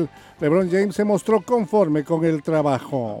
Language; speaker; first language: Spanish; native; Spanish